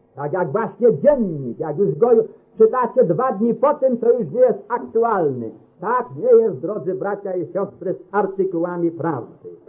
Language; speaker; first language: Polish; native; Polish